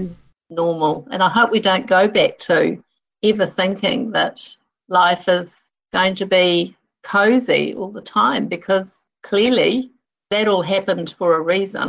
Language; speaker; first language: English; native; English